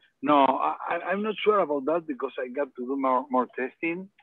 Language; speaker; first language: English; non-native, learner; Spanish